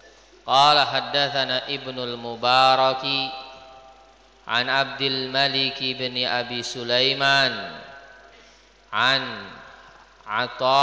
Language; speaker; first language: Arabic; non-native, fluent; Indonesian